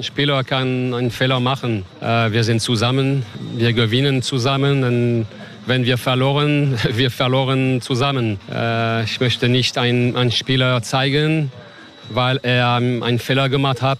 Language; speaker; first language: German; non-native, learner; French